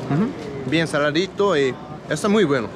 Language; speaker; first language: Spanish; non-native, learner; Japanese